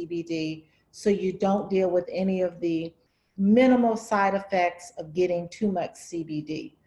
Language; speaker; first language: English; native; English